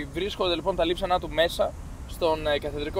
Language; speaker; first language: Greek; native; Greek